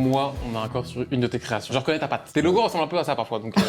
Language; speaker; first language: French; native; French